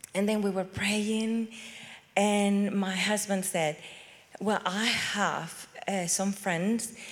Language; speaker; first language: English; non-native, fluent; Spanish